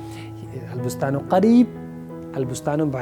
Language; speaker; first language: Arabic; non-native, fluent; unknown